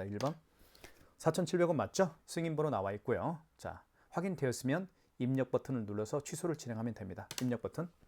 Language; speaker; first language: Korean; native; Korean